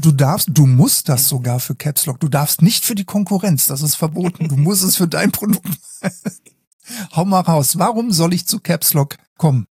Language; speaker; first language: German; native; German